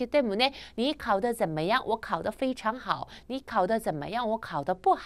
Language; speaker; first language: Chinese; non-native, fluent; Korean